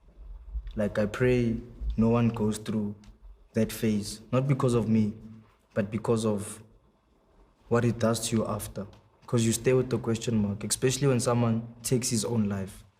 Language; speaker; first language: English; non-native, local second language; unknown